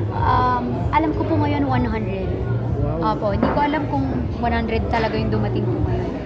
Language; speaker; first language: Filipino; native; Filipino